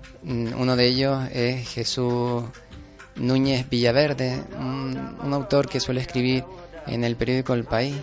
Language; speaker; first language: Spanish; native; Spanish